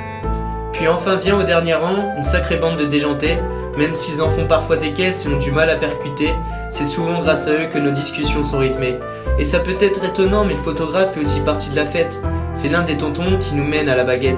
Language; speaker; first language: French; native; French